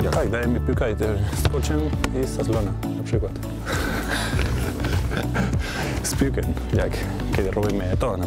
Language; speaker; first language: Polish; non-native, learner; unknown